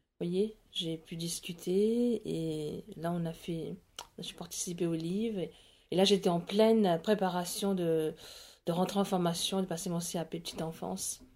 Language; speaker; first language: French; non-native, local second language; Morisyen